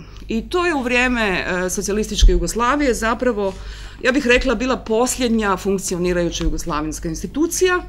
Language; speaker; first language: Croatian; native; Croatian